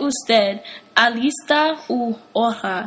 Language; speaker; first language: Spanish; non-native, learner; English